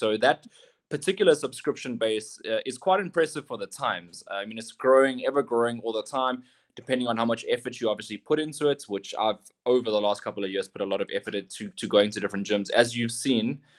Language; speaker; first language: English; native; English